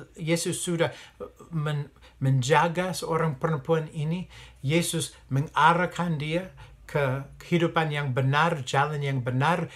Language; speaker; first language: Indonesian; non-native, fluent; English